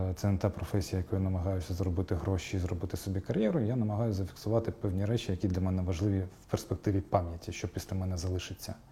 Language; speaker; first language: Ukrainian; non-native, local second language; Crimean Tatar